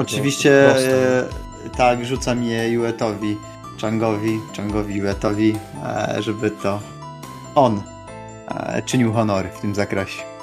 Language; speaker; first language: Polish; native; Polish